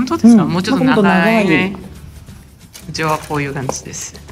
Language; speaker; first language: Japanese; non-native, learner; Chinese